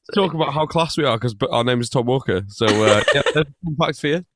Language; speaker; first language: English; native; English